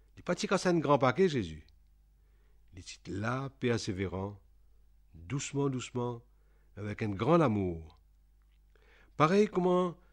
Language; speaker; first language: French; non-native, local second language; Réunion Creole French